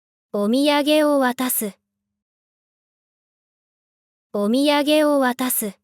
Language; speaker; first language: Japanese; native; Japanese